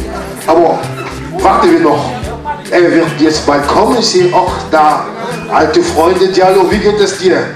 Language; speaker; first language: German; non-native, fluent; French